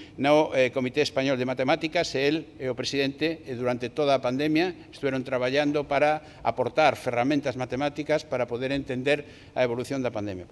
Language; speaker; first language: Galician; non-native, local second language; Spanish